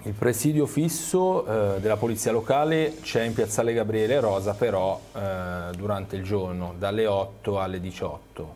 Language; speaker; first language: Italian; native; Italian